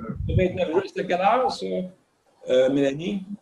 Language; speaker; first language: French; native; French